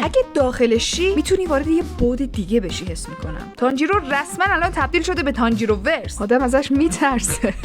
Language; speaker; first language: Persian; native; Persian